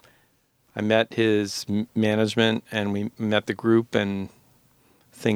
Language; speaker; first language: English; native; English